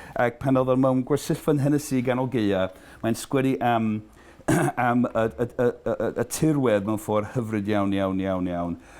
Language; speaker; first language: Welsh; non-native, fluent; English